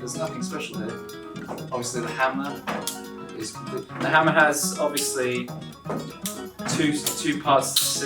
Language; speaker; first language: English; native; English